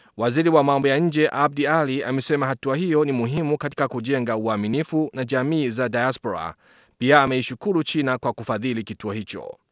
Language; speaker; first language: Swahili; non-native, fluent; Chinese